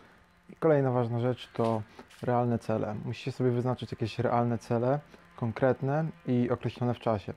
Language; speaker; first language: Polish; native; Polish